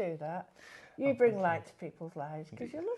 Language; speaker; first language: English; native; English